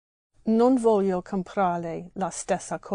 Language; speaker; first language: Italian; non-native, learner; English